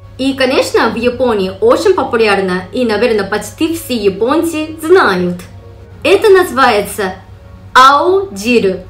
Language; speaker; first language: Russian; non-native, fluent; Japanese